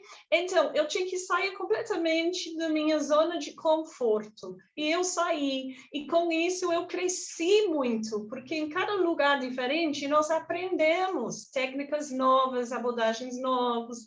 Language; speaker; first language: Portuguese; non-native, fluent; English